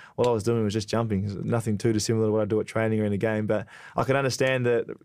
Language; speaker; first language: English; native; English